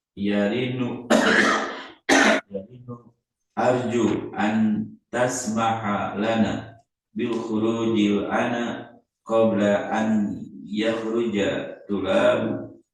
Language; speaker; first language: Arabic; non-native, learner; Indonesian